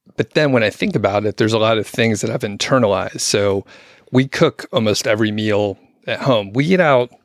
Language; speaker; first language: English; early bilingual, other home language; Filipino